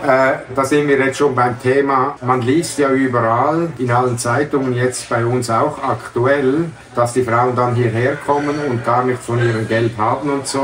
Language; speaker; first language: German; native; German